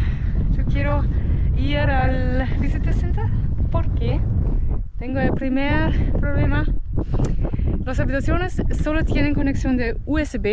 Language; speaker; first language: Spanish; non-native, learner; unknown